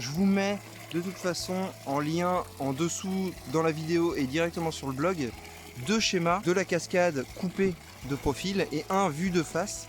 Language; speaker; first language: French; native; French